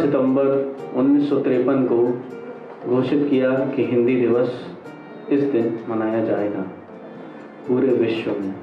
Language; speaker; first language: Hindi; native; Hindi